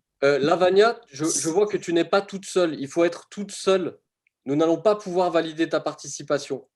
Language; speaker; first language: French; native; French